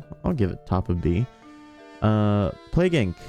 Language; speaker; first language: English; native; English